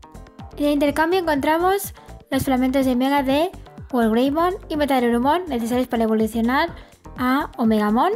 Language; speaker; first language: Spanish; native; Spanish